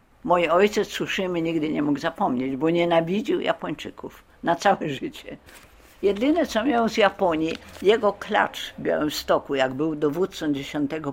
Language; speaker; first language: Polish; early bilingual, heritage; Polish